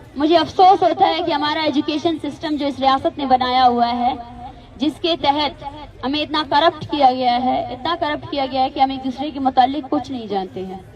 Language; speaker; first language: Urdu; non-native, local second language; Baluchi